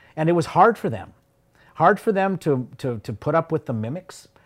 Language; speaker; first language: English; native; English